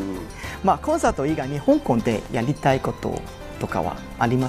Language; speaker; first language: Japanese; non-native, fluent; Cantonese